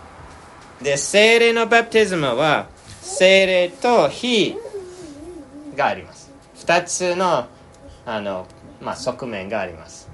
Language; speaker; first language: Japanese; non-native, fluent; English